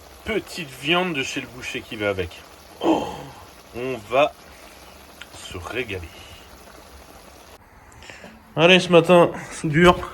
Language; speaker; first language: French; native; French